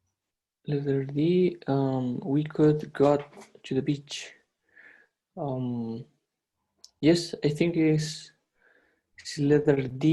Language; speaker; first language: English; non-native, learner; Spanish